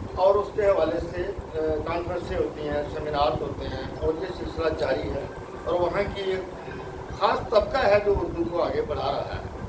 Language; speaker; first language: Urdu; non-native, local second language; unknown